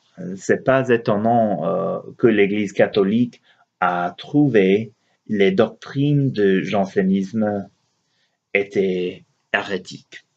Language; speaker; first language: French; non-native, learner; English